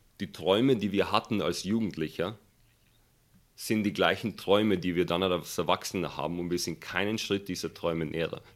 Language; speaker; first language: German; early bilingual, other home language; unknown